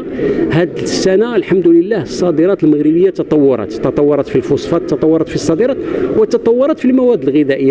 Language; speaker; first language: Arabic; native; Arabic